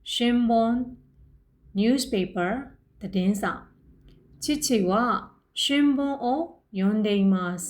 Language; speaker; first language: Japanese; non-native, fluent; Burmese